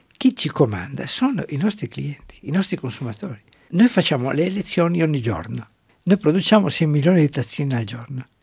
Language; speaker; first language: Italian; non-native, local second language; German